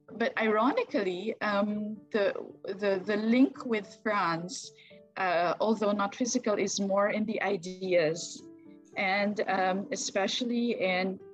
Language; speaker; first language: English; non-native, local second language; Filipino